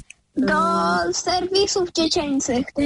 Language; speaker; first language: Polish; early bilingual, heritage; Polish